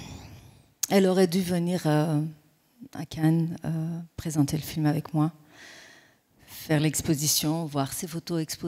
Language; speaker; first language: French; non-native, fluent; Persian